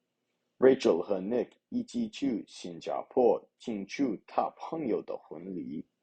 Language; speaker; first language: Chinese; non-native, learner; English